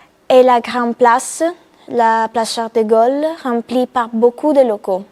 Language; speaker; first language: French; non-native, fluent; Italian